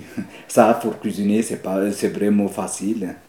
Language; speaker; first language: French; non-native, learner; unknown